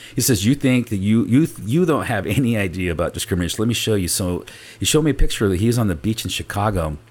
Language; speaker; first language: English; early bilingual, other home language; Spanish